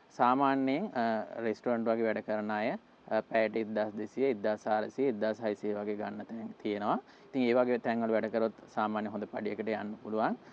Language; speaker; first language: Sinhala; native; Sinhala